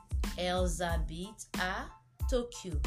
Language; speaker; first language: French; non-native, fluent; English